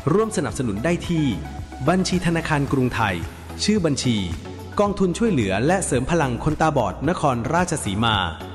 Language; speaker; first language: Thai; native; Thai